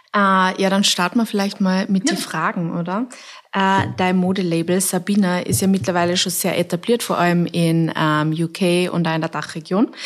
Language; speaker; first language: German; native; German